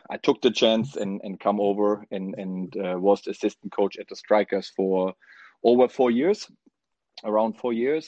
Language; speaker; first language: English; non-native, fluent; German